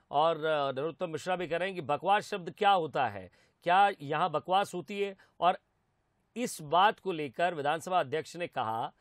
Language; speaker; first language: Hindi; native; Hindi